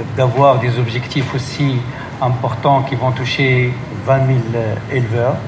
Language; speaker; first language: French; non-native, local second language; Arabic